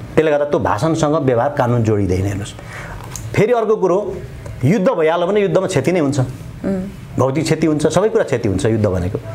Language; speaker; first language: Nepali; non-native, local second language; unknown